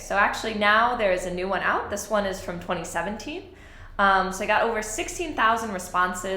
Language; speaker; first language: English; native; English